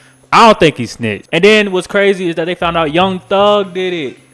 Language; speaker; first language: English; native; English